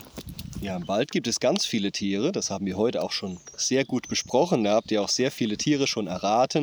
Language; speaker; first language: German; native; German